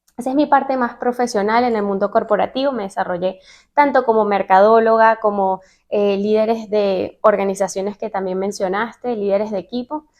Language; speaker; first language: Spanish; native; Spanish